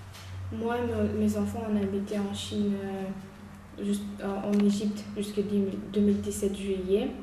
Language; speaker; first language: French; non-native, learner; Uyghur